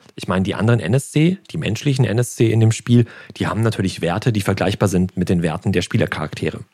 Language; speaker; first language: German; native; German